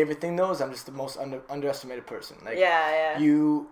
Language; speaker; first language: English; native; English